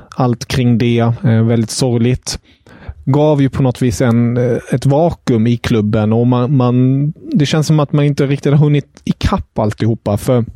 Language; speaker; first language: Swedish; non-native, fluent; German